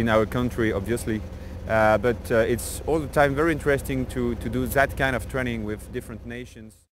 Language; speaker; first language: English; non-native, fluent; French